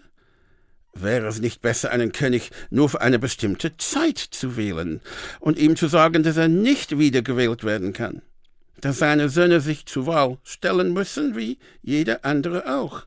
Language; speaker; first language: German; non-native, fluent; English